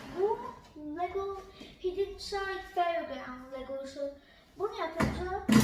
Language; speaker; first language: Turkish; early bilingual, heritage; Turkish